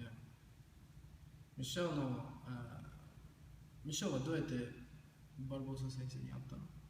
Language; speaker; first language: Japanese; non-native, fluent; English